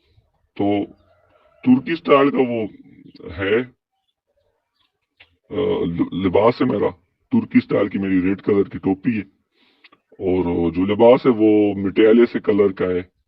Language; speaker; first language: Urdu; native; Urdu